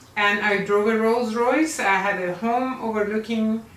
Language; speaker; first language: English; non-native, fluent; Persian